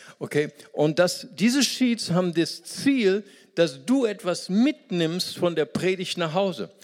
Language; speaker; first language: German; non-native, fluent; Portuguese